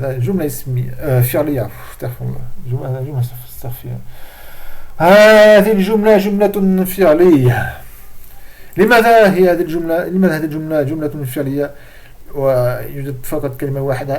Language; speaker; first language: Arabic; non-native, fluent; French